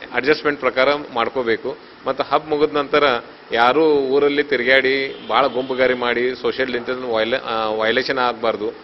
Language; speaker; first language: Kannada; non-native, local second language; Urdu